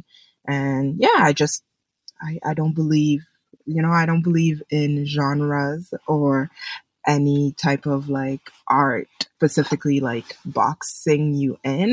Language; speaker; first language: English; native; English